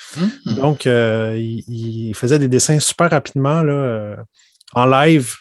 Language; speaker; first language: French; native; French